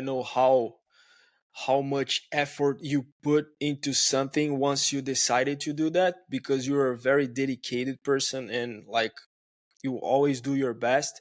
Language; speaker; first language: English; non-native, fluent; Portuguese